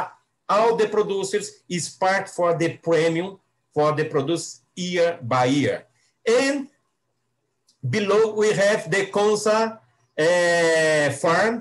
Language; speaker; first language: English; non-native, learner; Portuguese